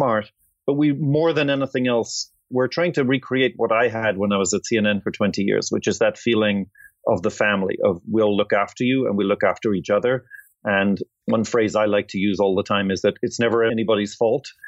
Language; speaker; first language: English; native; English